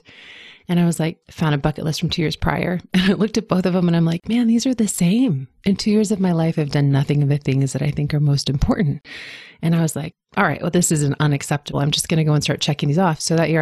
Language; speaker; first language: English; native; English